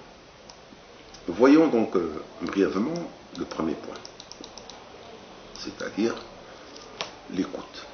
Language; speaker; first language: French; non-native, local second language; Arabic